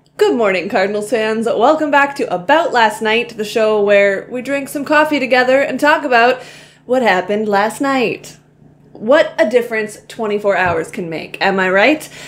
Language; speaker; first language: English; native; English